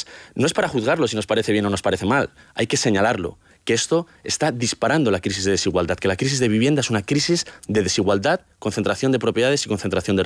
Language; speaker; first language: Spanish; native; Spanish